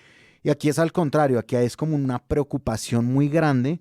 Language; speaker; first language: Spanish; native; Spanish